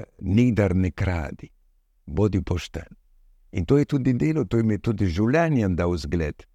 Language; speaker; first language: Slovenian; early bilingual, heritage; Slovenian